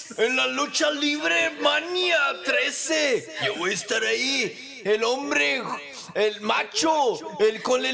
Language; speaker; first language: Spanish; non-native, learner; English